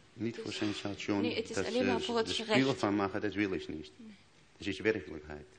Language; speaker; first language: German; non-native, learner; Dutch